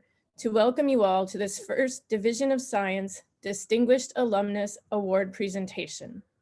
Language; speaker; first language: English; native; English